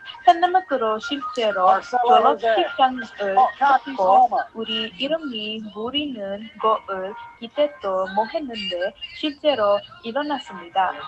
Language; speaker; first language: Korean; non-native, learner; English